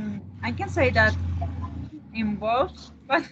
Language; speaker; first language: English; non-native, learner; Spanish